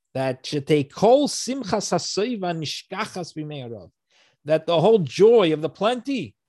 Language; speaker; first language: English; native; English